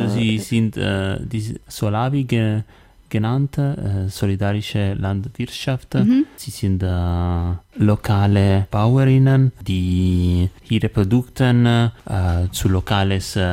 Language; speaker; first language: German; non-native, learner; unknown